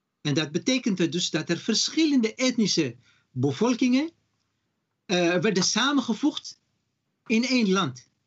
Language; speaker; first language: Dutch; non-native, fluent; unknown